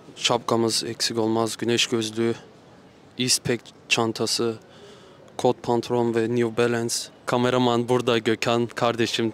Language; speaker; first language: Turkish; early bilingual, heritage; Turkish